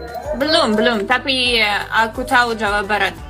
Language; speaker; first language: Indonesian; non-native, learner; Russian